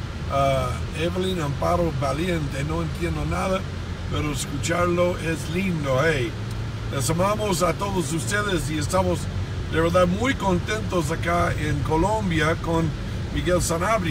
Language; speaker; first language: Spanish; non-native, fluent; English